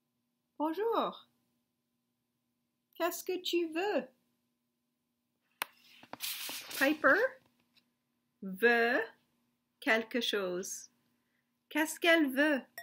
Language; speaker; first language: French; non-native, fluent; English